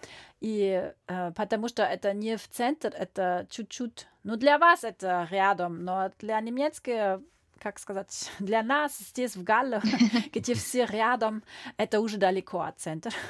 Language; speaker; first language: Russian; non-native, learner; German